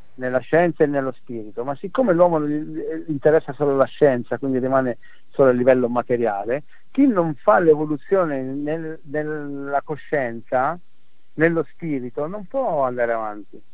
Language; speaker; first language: Italian; native; Italian